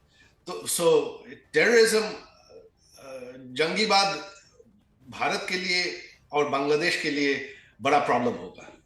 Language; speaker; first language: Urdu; non-native, fluent; Bangla